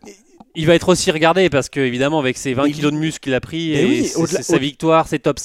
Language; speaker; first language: French; native; French